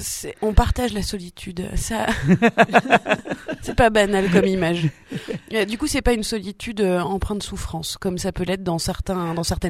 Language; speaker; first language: French; native; French